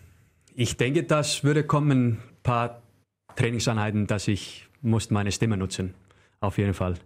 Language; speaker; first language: German; non-native, fluent; Icelandic